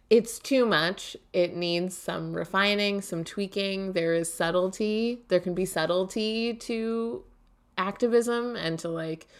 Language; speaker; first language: English; native; English